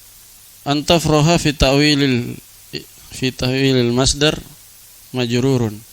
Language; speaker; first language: Arabic; non-native, fluent; Indonesian